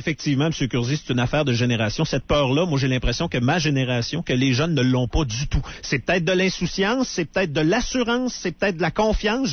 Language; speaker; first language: French; native; French